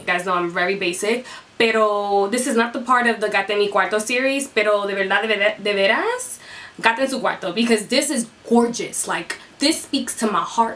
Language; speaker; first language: English; early bilingual, other home language; Spanish